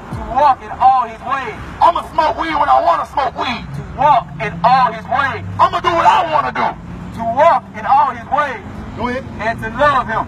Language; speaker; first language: English; native; English